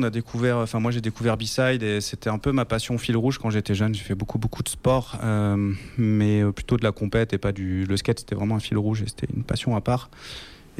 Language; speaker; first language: French; native; French